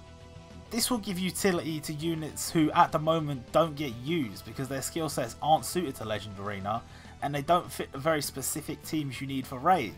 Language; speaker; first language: English; native; English